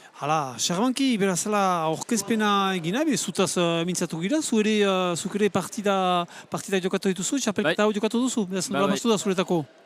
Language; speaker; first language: Basque; native; Basque